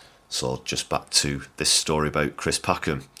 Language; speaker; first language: English; native; English